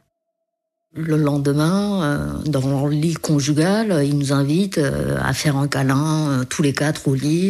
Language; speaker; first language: French; early bilingual, other home language; Korean